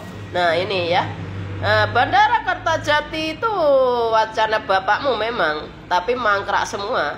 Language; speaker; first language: Indonesian; native; Indonesian